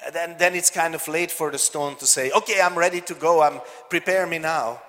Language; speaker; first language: English; non-native, fluent; Hungarian